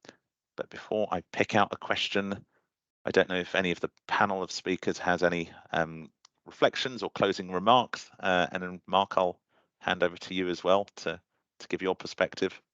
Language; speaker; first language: English; native; English